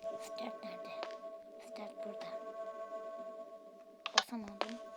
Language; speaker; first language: Turkish; native; Turkish